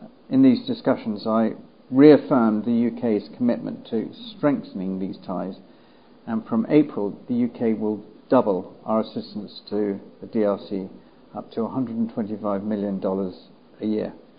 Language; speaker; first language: English; native; English